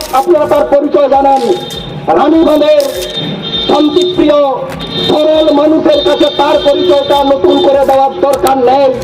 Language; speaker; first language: Bangla; non-native, local second language; Santali